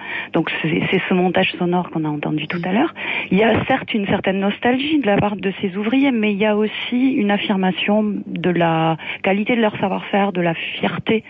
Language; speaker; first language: French; native; French